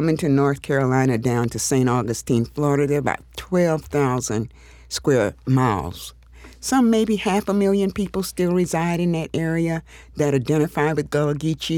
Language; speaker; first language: English; native; English